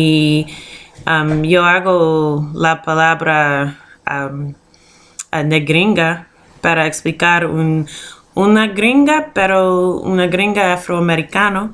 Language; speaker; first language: Spanish; non-native, learner; English